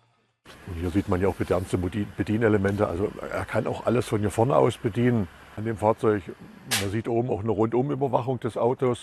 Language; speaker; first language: German; native; German